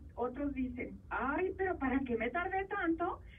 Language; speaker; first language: Spanish; native; Spanish